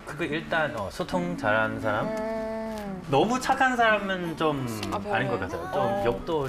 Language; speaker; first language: Korean; non-native, fluent; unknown